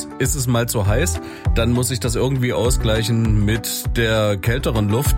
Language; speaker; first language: German; native; German